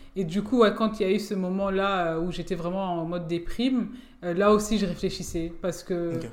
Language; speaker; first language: French; native; French